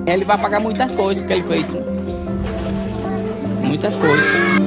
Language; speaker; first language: Portuguese; non-native, fluent; Spanish